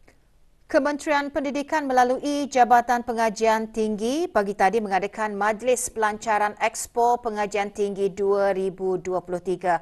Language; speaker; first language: Malay; native; Malay